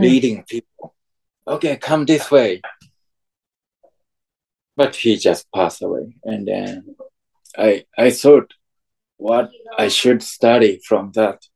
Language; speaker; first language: English; non-native, fluent; Japanese